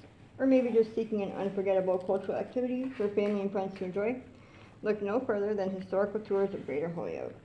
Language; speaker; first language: English; native; English